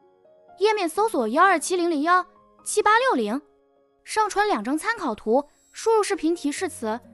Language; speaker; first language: Chinese; native; Chinese